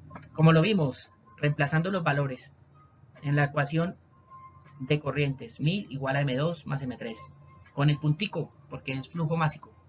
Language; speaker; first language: Spanish; native; Spanish